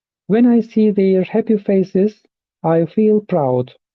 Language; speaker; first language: English; non-native, fluent; Turkish